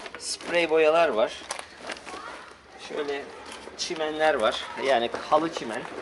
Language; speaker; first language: Turkish; early bilingual, heritage; Turkish